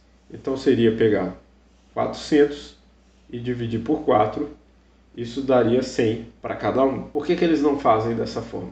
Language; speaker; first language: Portuguese; native; Portuguese